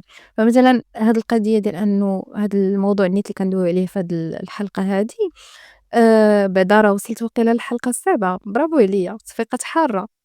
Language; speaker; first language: Arabic; native; Arabic